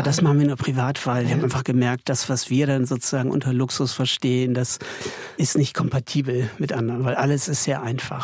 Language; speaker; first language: German; native; German